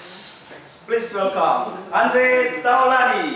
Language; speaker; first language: English; non-native, learner; Indonesian